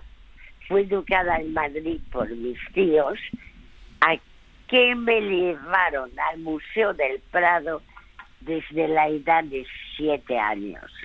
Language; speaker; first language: Spanish; early bilingual, other home language; French